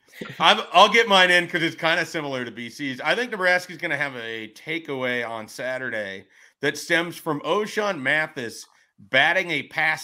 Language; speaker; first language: English; native; English